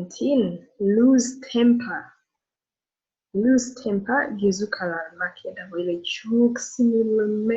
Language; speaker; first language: Turkish; non-native, learner; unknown